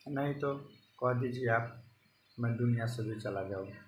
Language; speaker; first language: Hindi; non-native, local second language; Bhojpuri